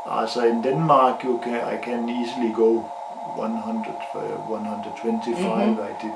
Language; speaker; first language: English; non-native, learner; Danish